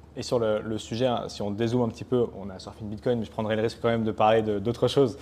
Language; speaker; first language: French; native; French